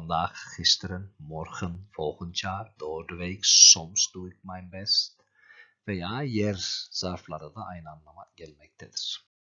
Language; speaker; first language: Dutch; non-native, fluent; Turkish